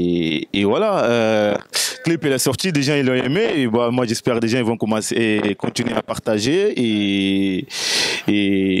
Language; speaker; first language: French; non-native, fluent; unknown